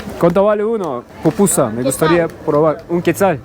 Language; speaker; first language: Spanish; non-native, learner; Turkish